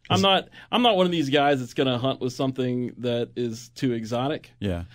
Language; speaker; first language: English; native; English